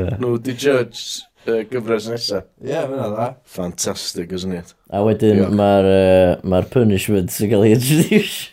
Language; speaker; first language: Welsh; native; Welsh